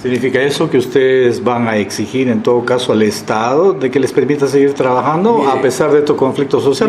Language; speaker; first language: Spanish; native; Spanish